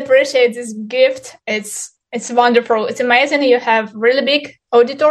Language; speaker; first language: English; non-native, fluent; Ukrainian